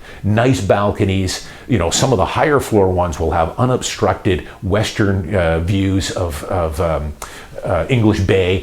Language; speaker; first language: English; native; English